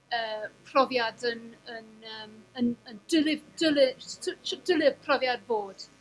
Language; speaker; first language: Welsh; non-native, fluent; English